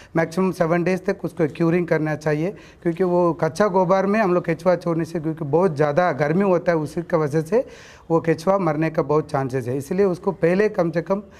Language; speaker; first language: Hindi; non-native, local second language; Kannada